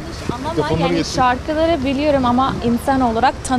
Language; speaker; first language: Turkish; non-native, fluent; English